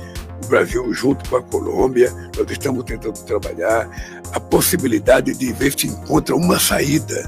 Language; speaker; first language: Portuguese; native; Portuguese